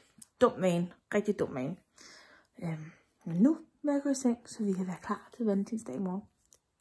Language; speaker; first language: Danish; native; Danish